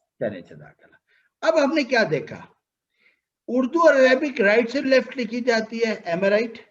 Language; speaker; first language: Urdu; native; Urdu